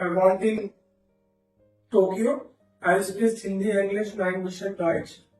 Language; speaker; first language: German; non-native, learner; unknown